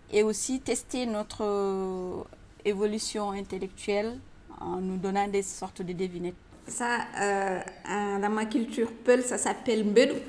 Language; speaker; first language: French; non-native, local second language; Arabic